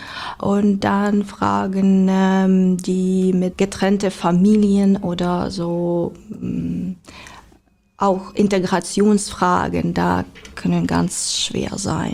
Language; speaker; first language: German; non-native, learner; Ukrainian